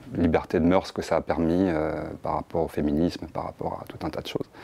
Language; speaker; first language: French; native; French